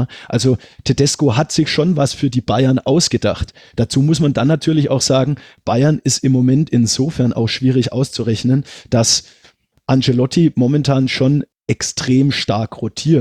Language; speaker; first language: German; native; German